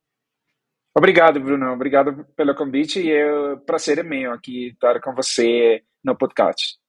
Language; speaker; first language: Portuguese; non-native, fluent; Spanish